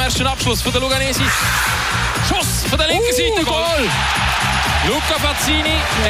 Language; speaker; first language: German; native; German